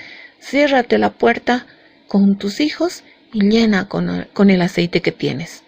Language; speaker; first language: Spanish; native; Spanish